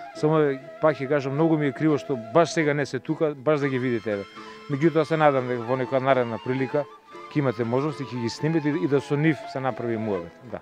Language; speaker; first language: Macedonian; native; Macedonian